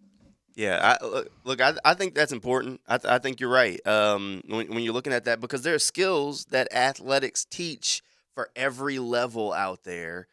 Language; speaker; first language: English; native; English